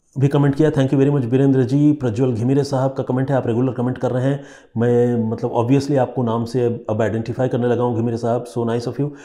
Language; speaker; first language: Hindi; non-native, local second language; Bangla